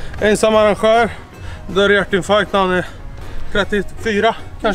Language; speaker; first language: Swedish; native; Swedish